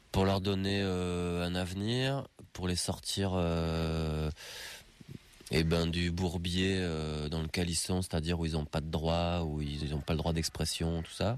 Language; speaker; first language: French; native; French